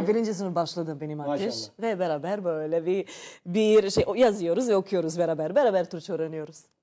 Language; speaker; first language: Turkish; non-native, learner; Serbian